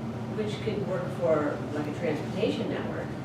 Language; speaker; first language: English; native; English